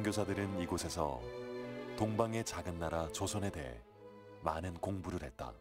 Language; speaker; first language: Korean; native; Korean